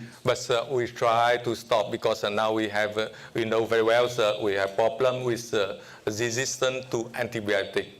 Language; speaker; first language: English; non-native, fluent; Vietnamese